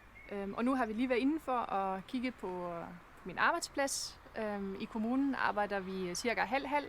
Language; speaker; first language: Danish; non-native, fluent; German